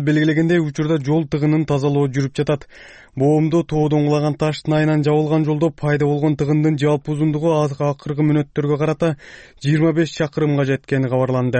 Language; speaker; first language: Kyrgyz; native; Kyrgyz